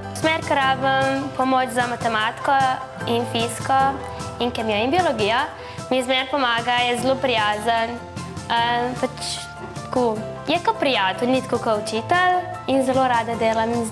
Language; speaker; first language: Slovenian; early bilingual, other home language; Albanian